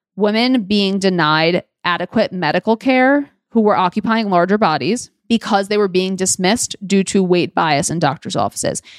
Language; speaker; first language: English; native; English